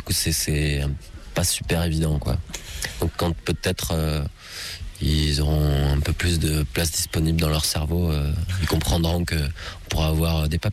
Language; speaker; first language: French; native; French